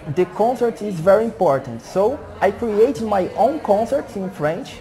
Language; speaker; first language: English; non-native, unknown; Portuguese